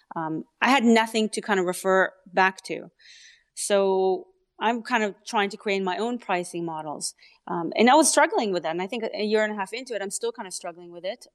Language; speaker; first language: English; native; English